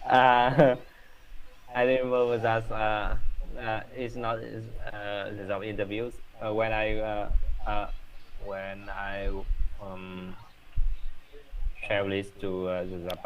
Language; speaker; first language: English; non-native, learner; Vietnamese